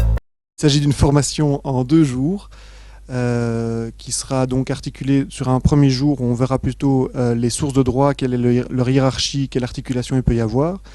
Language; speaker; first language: French; native; French